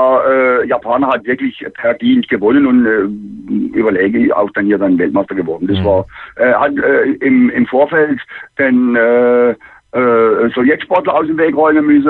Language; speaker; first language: German; native; German